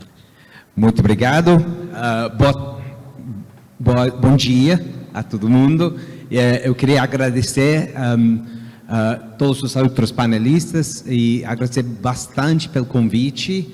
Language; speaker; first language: Portuguese; non-native, fluent; English